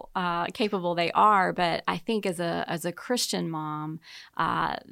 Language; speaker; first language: English; native; English